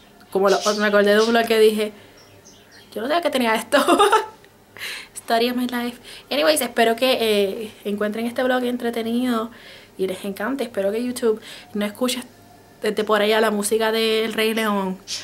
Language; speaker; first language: Spanish; native; Spanish